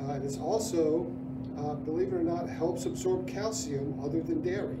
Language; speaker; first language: English; native; English